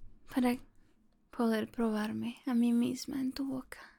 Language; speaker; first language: Spanish; early bilingual, heritage; Spanish